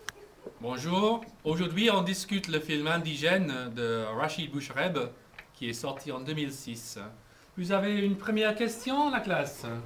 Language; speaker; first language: French; non-native, fluent; English